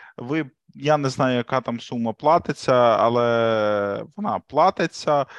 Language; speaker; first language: Ukrainian; native; Ukrainian